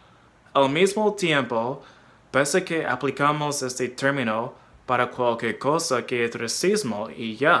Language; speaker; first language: Spanish; non-native, fluent; English